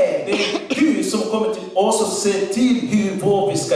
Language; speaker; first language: Swedish; non-native, learner; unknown